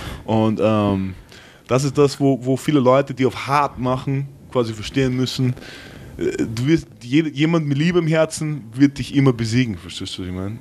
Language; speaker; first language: German; native; German